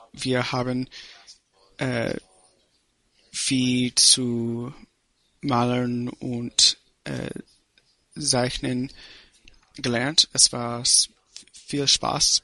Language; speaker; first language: German; non-native, learner; English